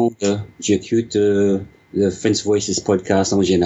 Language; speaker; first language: French; non-native, learner; English